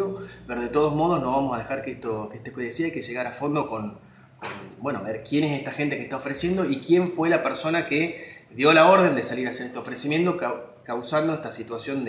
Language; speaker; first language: Spanish; native; Spanish